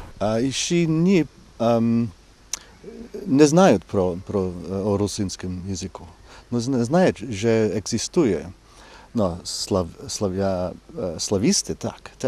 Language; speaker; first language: Ukrainian; non-native, fluent; English